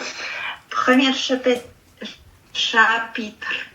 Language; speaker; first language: French; non-native, learner; Filipino